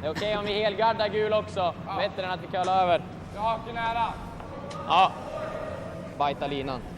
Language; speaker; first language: Swedish; native; Swedish